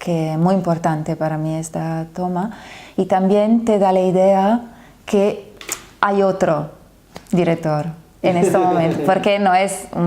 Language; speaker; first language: Spanish; non-native, fluent; Italian